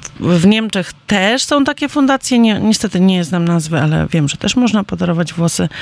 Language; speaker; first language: Polish; native; Polish